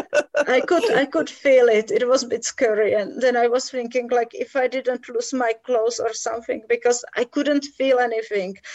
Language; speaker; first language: English; non-native, fluent; Czech